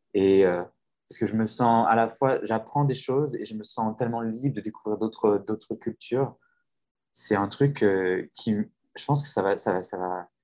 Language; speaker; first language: French; native; French